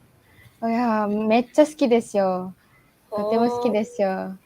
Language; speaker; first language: Japanese; non-native, learner; Malay